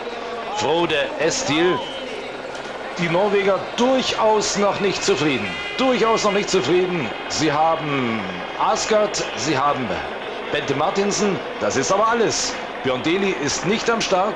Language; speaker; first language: German; native; German